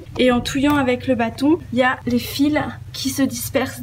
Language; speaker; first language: French; native; French